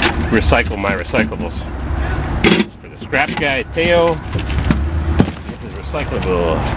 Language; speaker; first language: English; early bilingual, other home language; French